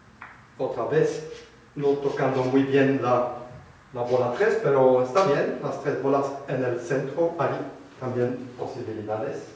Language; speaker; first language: Spanish; non-native, fluent; French